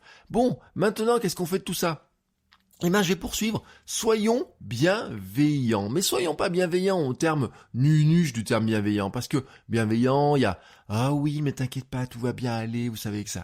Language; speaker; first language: French; native; French